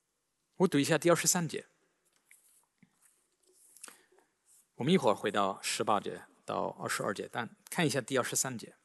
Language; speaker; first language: Chinese; native; Chinese